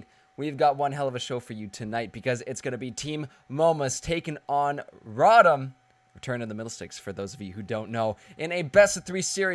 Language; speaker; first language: English; native; English